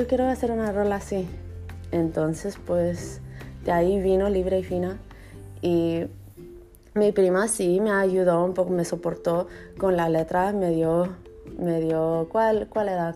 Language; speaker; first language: Spanish; early bilingual, heritage; Spanish